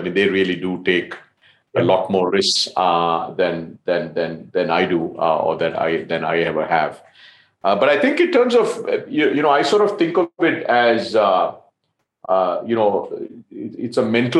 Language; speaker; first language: English; non-native, local second language; Tamil